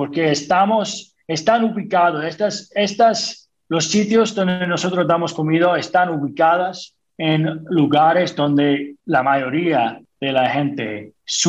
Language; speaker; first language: Spanish; non-native, fluent; English